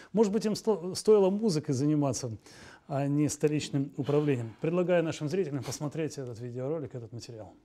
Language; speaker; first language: Russian; native; Russian